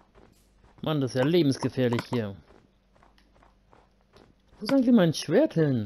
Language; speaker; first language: German; native; German